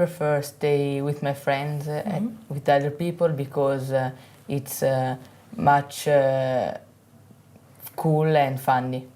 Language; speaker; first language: English; non-native, learner; Italian